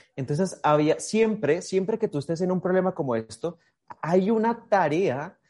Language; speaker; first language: Spanish; native; Spanish